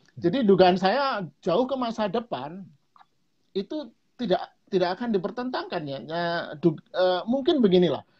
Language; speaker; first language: Indonesian; non-native, local second language; Javanese